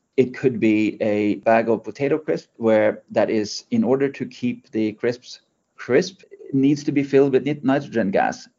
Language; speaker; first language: English; non-native, fluent; Norwegian